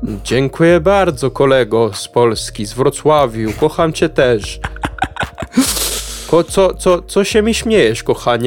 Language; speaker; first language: Polish; non-native, learner; Czech